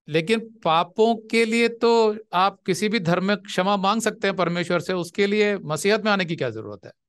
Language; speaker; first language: Hindi; native; Hindi